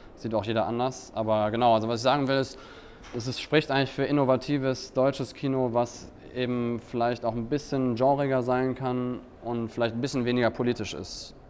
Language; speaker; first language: German; native; German